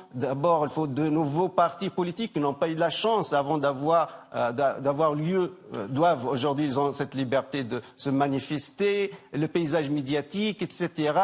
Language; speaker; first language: French; non-native, local second language; Arabic